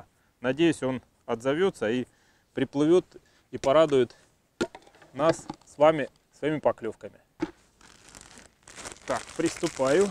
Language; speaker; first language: Russian; native; Russian